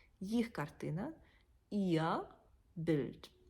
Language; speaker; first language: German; non-native, fluent; Ukrainian